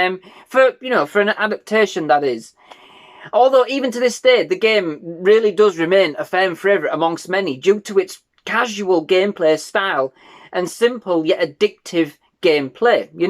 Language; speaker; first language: English; native; English